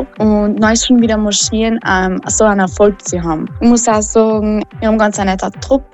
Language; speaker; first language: German; native; German